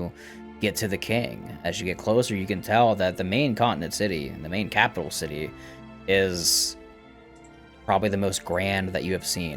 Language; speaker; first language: English; native; English